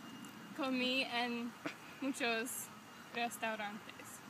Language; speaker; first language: Spanish; non-native, learner; English